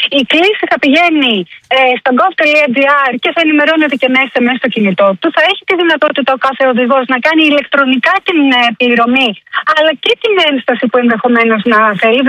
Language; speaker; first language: Greek; native; Greek